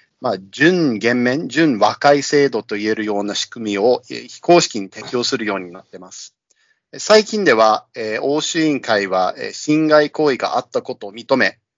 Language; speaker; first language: Japanese; non-native, fluent; English